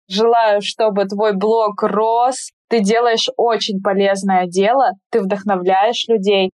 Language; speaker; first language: Russian; native; Russian